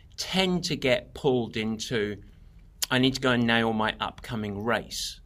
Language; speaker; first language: English; native; English